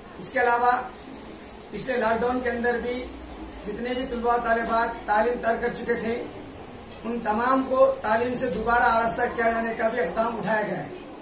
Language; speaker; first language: Urdu; native; Urdu